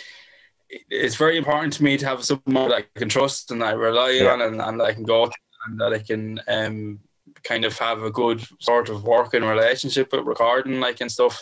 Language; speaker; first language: English; native; English